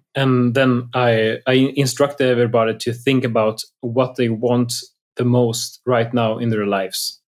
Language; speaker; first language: English; non-native, fluent; Swedish